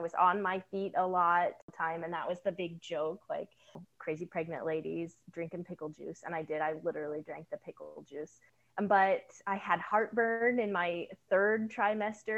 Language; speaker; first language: English; native; English